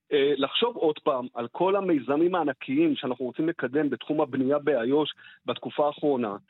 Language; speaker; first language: Hebrew; native; Hebrew